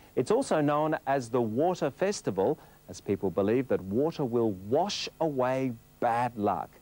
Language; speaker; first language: English; native; English